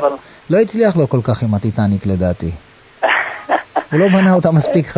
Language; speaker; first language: Hebrew; native; Hebrew